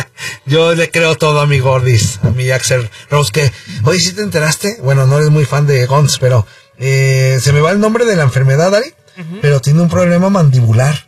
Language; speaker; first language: Spanish; native; Spanish